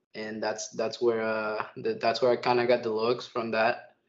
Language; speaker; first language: English; early bilingual, other home language; Spanish